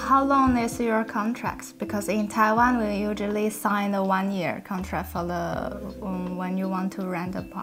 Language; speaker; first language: English; non-native, learner; Chinese